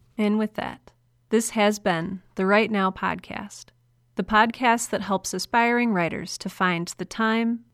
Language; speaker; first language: English; native; English